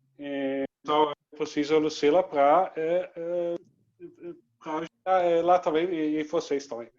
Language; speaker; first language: Portuguese; non-native, learner; Dutch